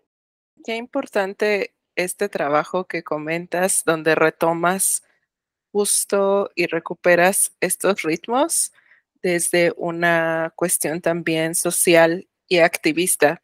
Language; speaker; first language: Spanish; native; Spanish